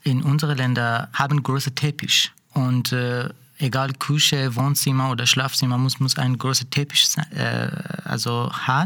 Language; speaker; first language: German; non-native, learner; Persian